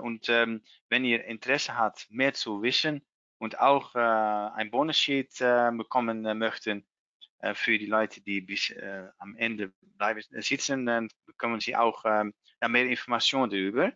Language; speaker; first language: German; non-native, learner; Dutch